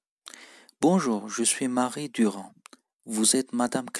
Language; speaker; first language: French; non-native, fluent; Turkish